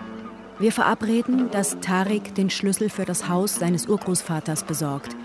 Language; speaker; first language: German; native; German